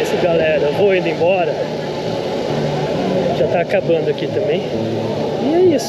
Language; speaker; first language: Portuguese; native; Portuguese